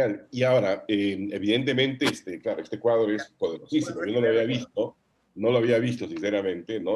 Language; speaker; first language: Spanish; native; Spanish